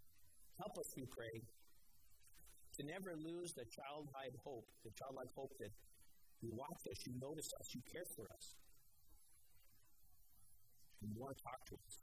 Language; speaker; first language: English; native; English